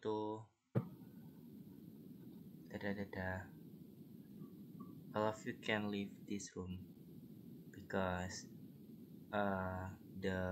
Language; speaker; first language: English; non-native, learner; Indonesian